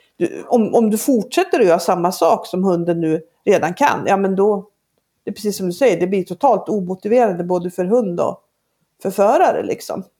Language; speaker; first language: Swedish; native; Swedish